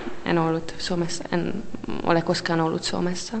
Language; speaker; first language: Finnish; non-native, learner; Hungarian